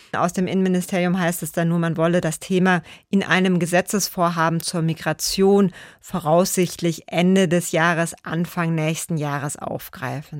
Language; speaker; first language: German; native; German